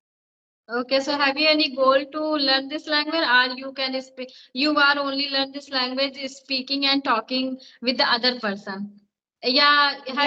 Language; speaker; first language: English; non-native, learner; Hindi